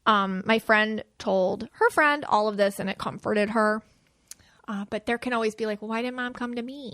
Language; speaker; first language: English; native; English